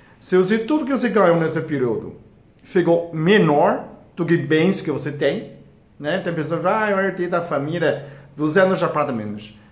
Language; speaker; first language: Portuguese; non-native, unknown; Chinese